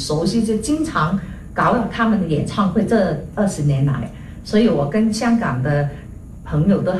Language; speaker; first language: Chinese; native; Chinese